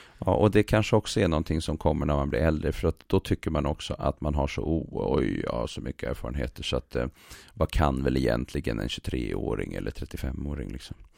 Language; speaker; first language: Swedish; native; Swedish